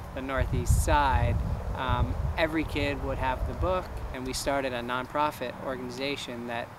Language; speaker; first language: English; native; English